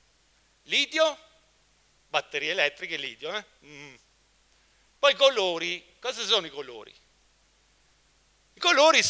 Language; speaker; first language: Italian; native; Italian